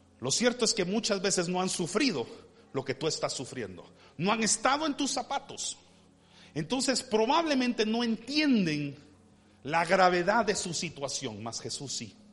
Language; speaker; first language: Spanish; early bilingual, heritage; Spanish